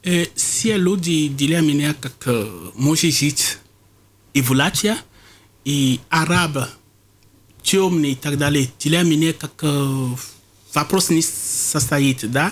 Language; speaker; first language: Russian; non-native, fluent; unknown